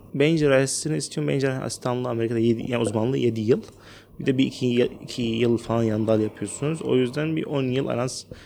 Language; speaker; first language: Turkish; non-native, fluent; Arabic